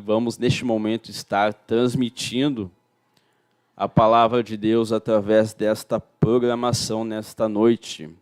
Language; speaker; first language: Portuguese; native; Portuguese